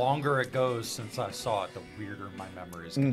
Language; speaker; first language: English; native; English